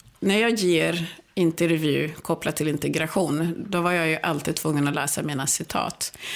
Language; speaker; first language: Swedish; early bilingual, other home language; Swahili